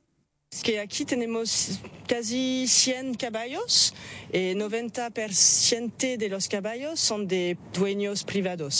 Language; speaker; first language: Spanish; non-native, fluent; French